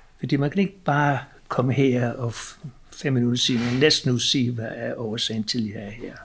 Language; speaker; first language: Danish; non-native, fluent; English